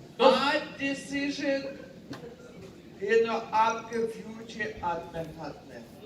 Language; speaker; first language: Hindi; non-native, learner; Ukrainian